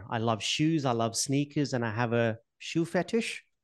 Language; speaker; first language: English; non-native, local second language; Gujarati